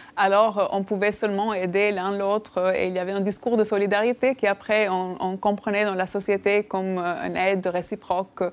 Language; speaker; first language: French; non-native, fluent; Albanian